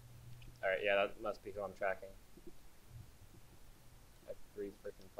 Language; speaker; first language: English; native; English